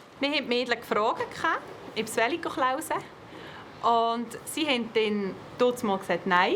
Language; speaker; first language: German; native; German